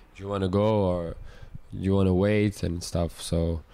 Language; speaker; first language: English; non-native, fluent; Portuguese